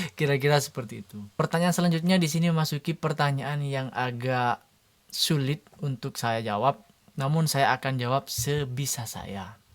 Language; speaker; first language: Indonesian; non-native, local second language; Madurese